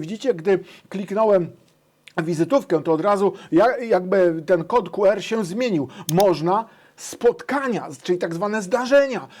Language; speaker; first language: Polish; native; Polish